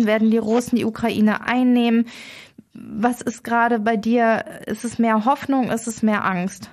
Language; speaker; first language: German; native; German